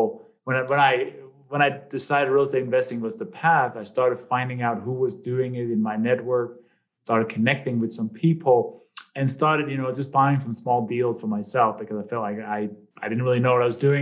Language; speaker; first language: English; non-native, fluent; Danish